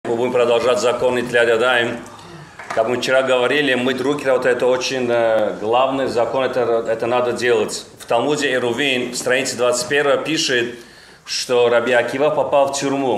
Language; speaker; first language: Russian; non-native, local second language; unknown